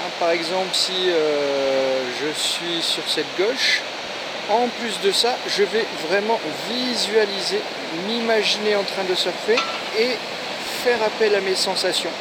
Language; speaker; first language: French; native; French